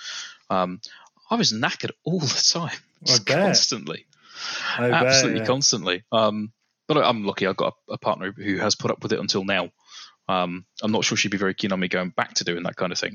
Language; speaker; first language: English; native; English